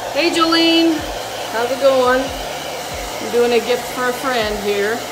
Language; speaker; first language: English; native; English